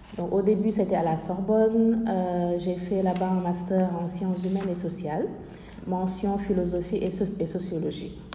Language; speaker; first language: French; non-native, local second language; Wolof